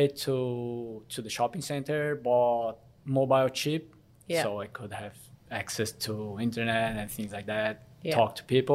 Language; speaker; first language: English; non-native, fluent; Korean